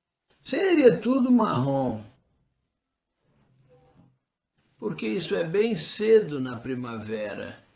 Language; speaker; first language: Portuguese; non-native, fluent; English